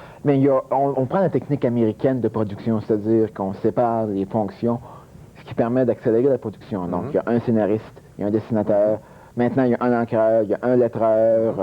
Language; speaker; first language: French; native; French